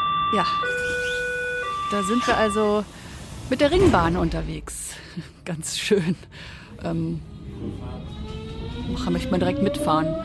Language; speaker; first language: German; native; German